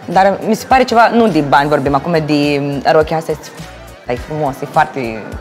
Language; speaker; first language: Romanian; native; Romanian